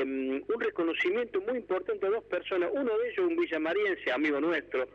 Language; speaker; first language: Spanish; native; Spanish